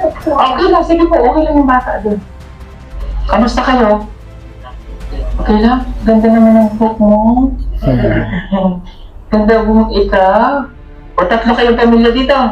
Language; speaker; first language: Filipino; non-native, local second language; Cebuano